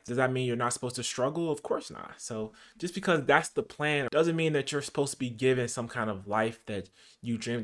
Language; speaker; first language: English; native; English